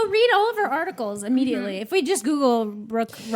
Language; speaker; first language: English; native; English